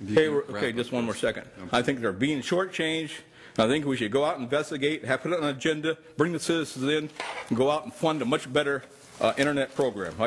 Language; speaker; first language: English; native; English